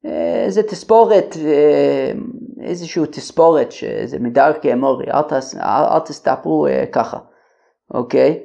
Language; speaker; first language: Hebrew; non-native, fluent; English